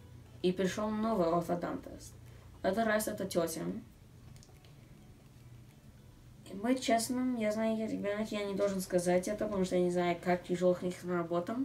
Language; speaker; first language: Russian; early bilingual, other home language; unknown